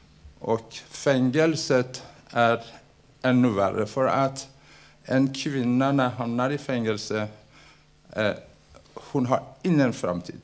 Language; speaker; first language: Swedish; non-native, fluent; Persian